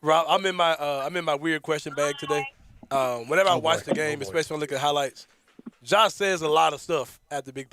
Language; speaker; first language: English; native; English